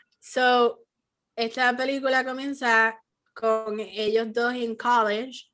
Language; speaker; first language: Spanish; early bilingual, heritage; Spanish